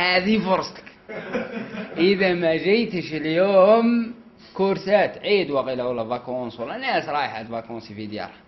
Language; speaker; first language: Arabic; native; Arabic